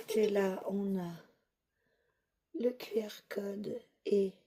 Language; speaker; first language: French; native; French